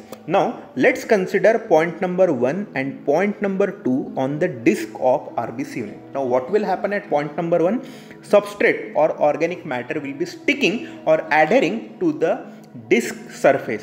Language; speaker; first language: English; non-native, local second language; Hindi